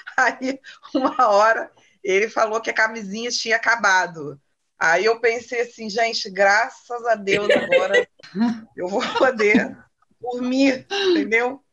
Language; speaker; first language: Portuguese; native; Portuguese